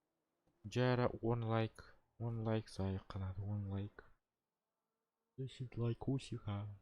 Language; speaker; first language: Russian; non-native, local second language; Yakut